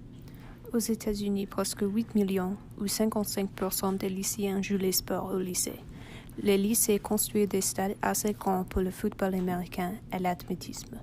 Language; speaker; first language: French; non-native, learner; English